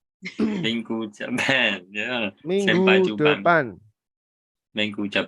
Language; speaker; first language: Indonesian; non-native, learner; Chinese